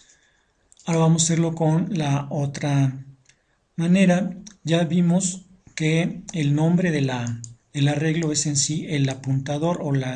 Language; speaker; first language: Spanish; native; Spanish